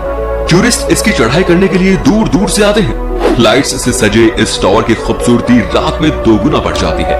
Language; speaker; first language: Hindi; native; Hindi